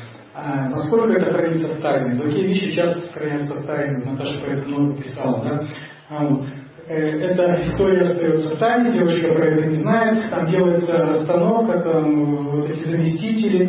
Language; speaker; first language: Russian; native; Russian